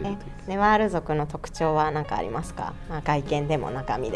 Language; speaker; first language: Japanese; native; Japanese